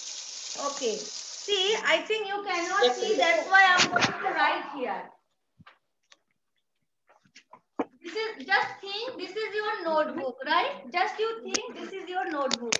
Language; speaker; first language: English; non-native, learner; Bangla